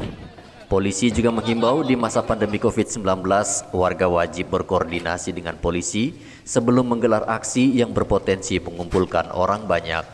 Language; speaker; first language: Indonesian; native; Indonesian